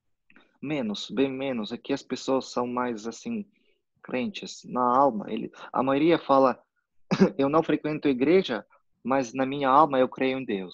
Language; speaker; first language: Portuguese; non-native, fluent; Russian